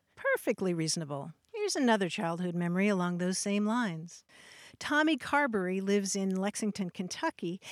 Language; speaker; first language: English; native; English